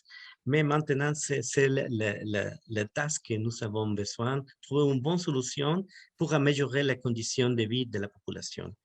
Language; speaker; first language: French; non-native, learner; Spanish